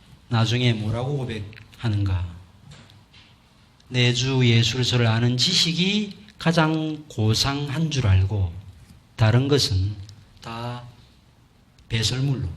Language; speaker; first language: Korean; native; Korean